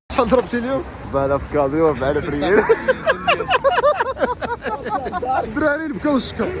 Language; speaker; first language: Arabic; native; Arabic